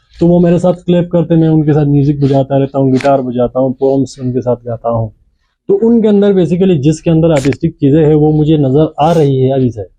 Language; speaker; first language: Urdu; non-native, local second language; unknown